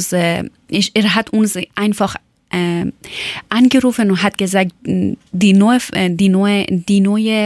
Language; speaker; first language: German; non-native, learner; Persian